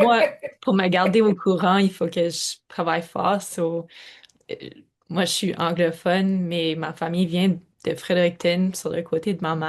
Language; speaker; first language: French; non-native, local second language; English